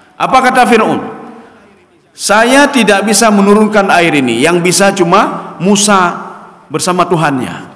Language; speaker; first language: Malay; non-native, local second language; Achinese